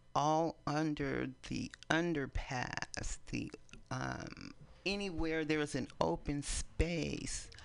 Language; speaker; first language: English; native; English